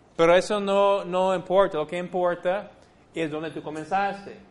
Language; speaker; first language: Spanish; non-native, fluent; English